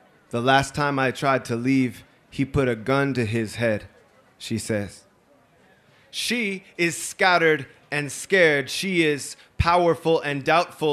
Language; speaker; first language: English; native; English